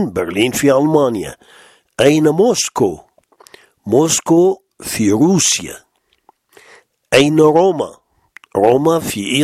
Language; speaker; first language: Arabic; non-native, fluent; French